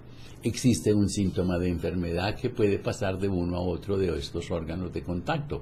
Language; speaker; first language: Spanish; native; Spanish